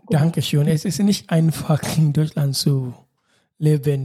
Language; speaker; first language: German; non-native, learner; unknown